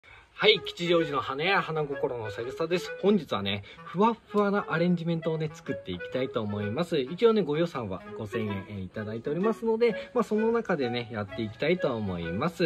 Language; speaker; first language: Japanese; native; Japanese